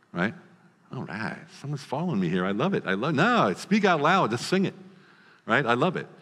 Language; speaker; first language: English; native; English